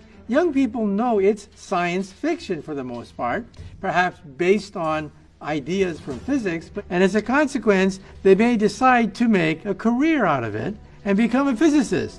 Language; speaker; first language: English; native; English